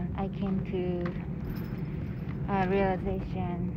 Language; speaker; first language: English; non-native, fluent; Japanese